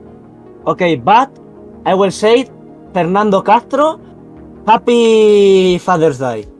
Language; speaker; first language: English; non-native, learner; Spanish